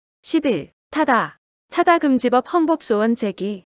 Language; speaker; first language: Korean; native; Korean